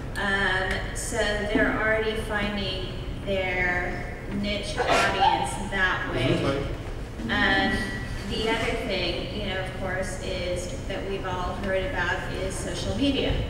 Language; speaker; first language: English; native; English